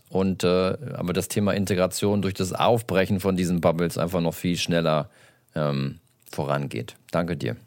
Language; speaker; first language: German; native; German